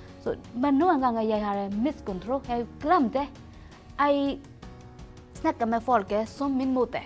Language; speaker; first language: Norwegian; non-native, learner; Burmese